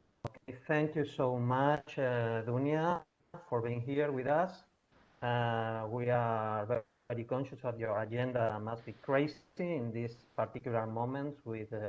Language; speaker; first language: English; non-native, fluent; Spanish